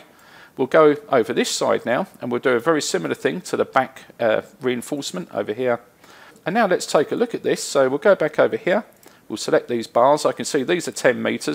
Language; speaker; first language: English; native; English